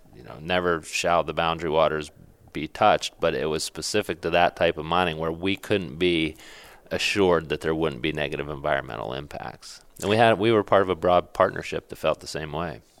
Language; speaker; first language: English; native; English